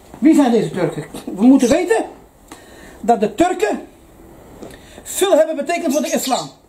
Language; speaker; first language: Dutch; early bilingual, other home language; Arabic